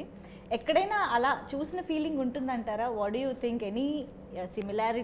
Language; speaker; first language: Telugu; native; Telugu